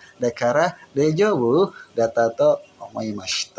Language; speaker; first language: Japanese; non-native, learner; Indonesian